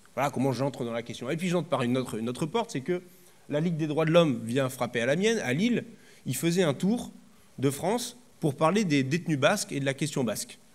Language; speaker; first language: French; native; French